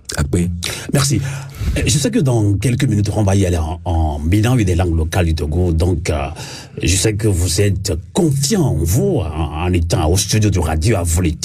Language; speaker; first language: French; non-native, local second language; Ewe